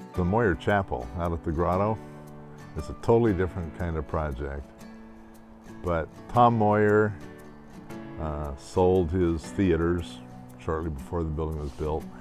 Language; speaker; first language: English; native; English